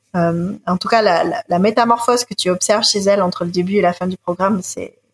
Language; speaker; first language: French; native; French